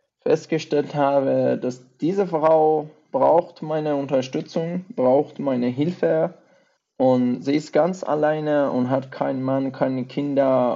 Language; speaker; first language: German; non-native, fluent; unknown